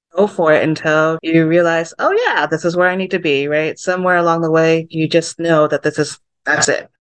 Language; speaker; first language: English; early bilingual, other home language; Vietnamese